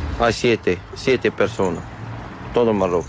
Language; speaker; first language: Spanish; non-native, learner; Arabic